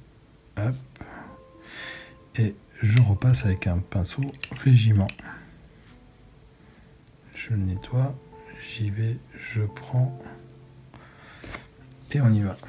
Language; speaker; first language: French; native; French